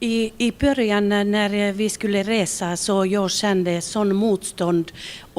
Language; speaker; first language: Swedish; non-native, local second language; Finnish